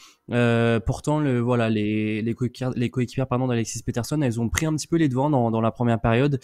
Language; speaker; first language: French; native; French